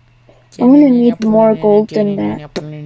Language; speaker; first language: English; native; English